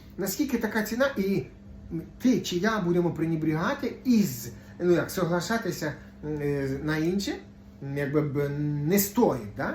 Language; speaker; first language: Ukrainian; non-native, local second language; Russian